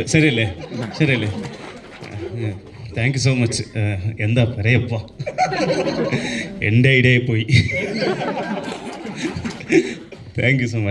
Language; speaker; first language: Malayalam; non-native, local second language; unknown